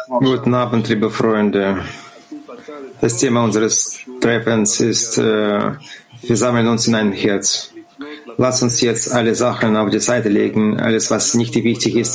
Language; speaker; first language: German; non-native, fluent; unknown